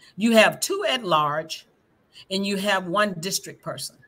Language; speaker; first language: English; native; English